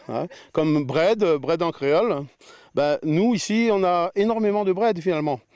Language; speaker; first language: French; native; French